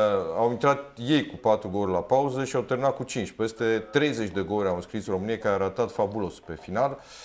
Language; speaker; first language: Romanian; native; Romanian